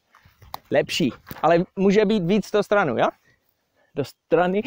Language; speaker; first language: Czech; non-native, fluent; English